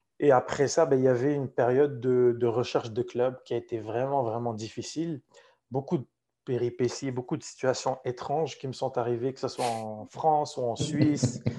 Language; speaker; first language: French; non-native, local second language; Arabic